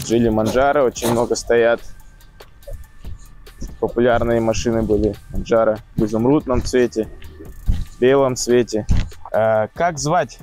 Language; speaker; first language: Russian; native; Russian